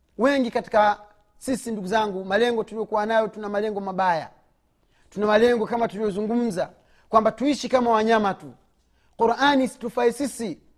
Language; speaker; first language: Swahili; native; Swahili